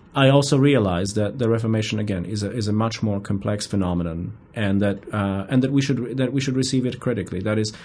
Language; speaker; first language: English; non-native, fluent; Polish